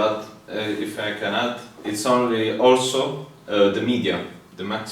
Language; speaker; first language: English; non-native, fluent; Italian